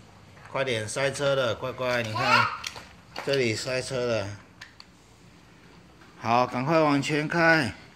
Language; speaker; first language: Chinese; native; Chinese